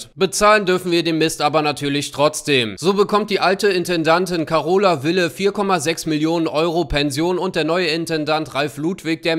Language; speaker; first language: German; native; German